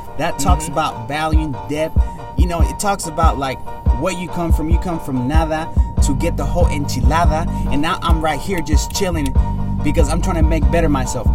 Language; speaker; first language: English; early bilingual, other home language; Spanish